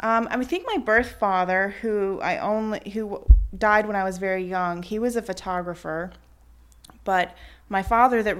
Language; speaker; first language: English; native; English